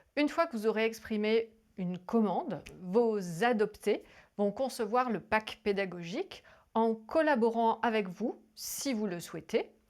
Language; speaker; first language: French; native; French